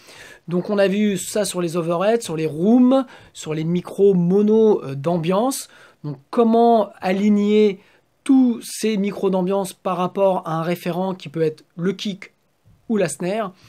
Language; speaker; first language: French; native; French